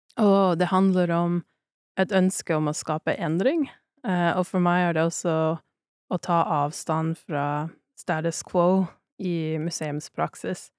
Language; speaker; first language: Norwegian; non-native, fluent; English